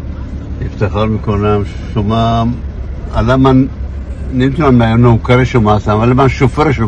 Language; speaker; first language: Persian; early bilingual, other home language; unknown